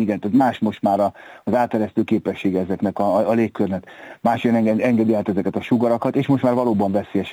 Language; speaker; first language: Hungarian; native; Hungarian